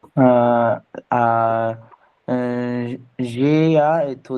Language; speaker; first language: French; non-native, learner; Bangla